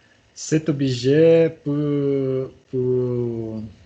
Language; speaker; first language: French; non-native, learner; Portuguese